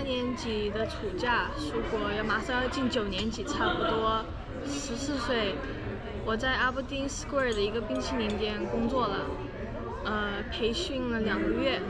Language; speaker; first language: Chinese; early bilingual, other home language; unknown